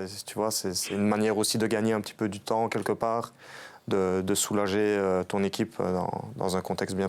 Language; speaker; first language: French; native; French